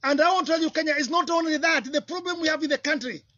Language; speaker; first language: English; non-native, local second language; Kikuyu